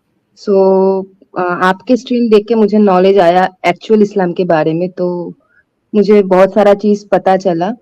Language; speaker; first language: Hindi; non-native, local second language; Bangla